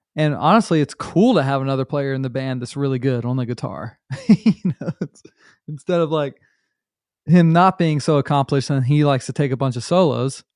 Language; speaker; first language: English; native; English